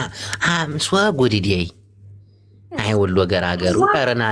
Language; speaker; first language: English; non-native, learner; Amharic